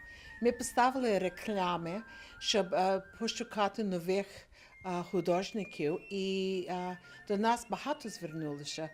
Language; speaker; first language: Ukrainian; early bilingual, heritage; Ukrainian